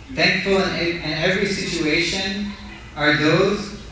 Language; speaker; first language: English; native; English